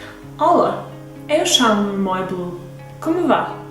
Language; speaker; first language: Portuguese; non-native, learner; Serbian